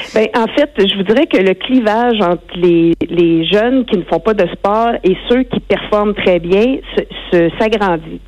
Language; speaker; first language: French; native; French